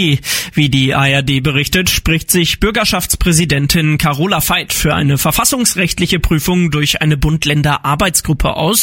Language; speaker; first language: German; native; German